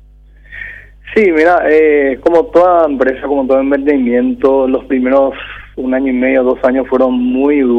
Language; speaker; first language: Spanish; early bilingual, other home language; Korean